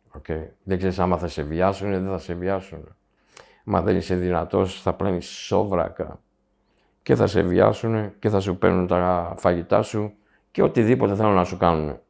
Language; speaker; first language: Greek; early bilingual, heritage; Greek